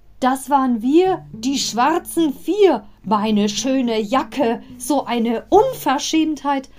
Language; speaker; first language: German; native; German